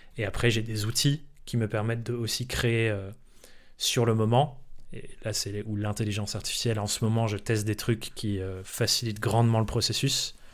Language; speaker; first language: French; early bilingual, other home language; English